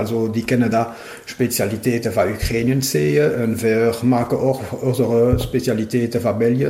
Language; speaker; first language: German; non-native, local second language; French